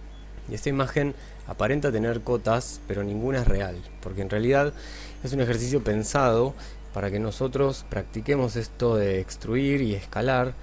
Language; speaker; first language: Spanish; native; Spanish